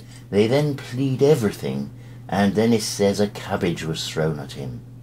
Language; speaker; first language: English; native; English